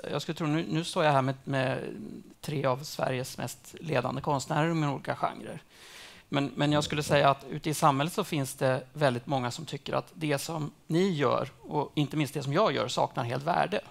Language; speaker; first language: Swedish; native; Swedish